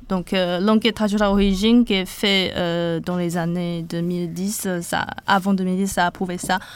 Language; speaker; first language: French; non-native, fluent; Chinese